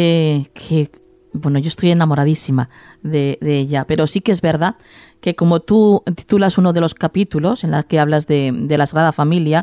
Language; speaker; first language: Spanish; native; Spanish